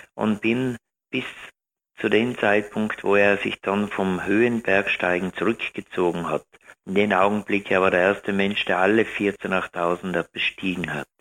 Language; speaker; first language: German; native; German